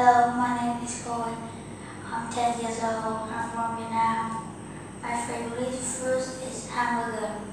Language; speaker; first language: English; non-native, learner; Vietnamese